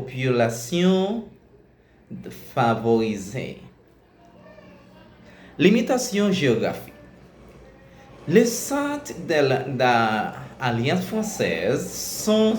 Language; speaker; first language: French; non-native, learner; Spanish